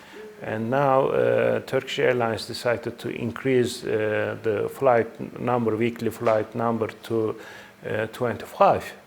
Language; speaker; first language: English; non-native, fluent; Turkish